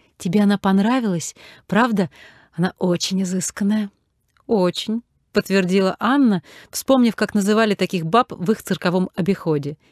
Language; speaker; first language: Russian; native; Russian